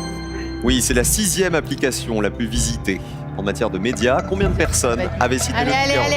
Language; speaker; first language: French; native; French